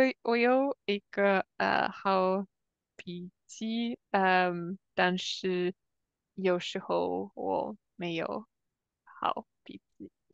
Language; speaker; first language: Chinese; non-native, learner; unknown